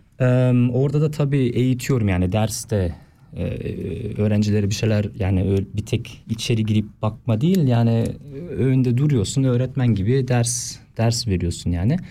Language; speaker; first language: Turkish; early bilingual, heritage; Turkish